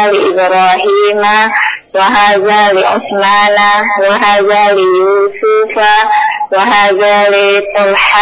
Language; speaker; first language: Arabic; non-native, learner; Indonesian